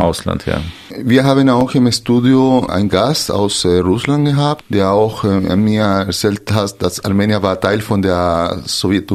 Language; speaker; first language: German; non-native, fluent; Spanish